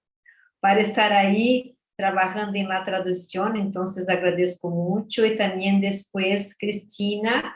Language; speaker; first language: Spanish; non-native, fluent; Portuguese